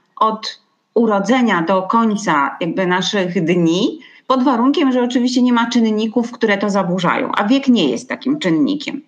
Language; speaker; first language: Polish; native; Polish